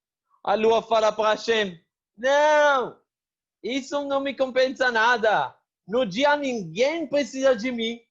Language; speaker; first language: Portuguese; non-native, fluent; Hebrew